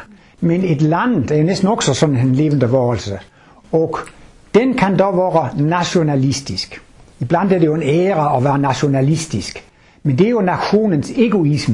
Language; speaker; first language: Swedish; non-native, fluent; Danish